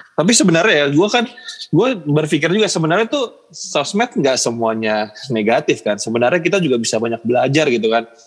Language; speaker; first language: Indonesian; native; Indonesian